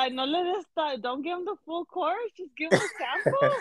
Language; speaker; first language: English; early bilingual, other home language; Spanish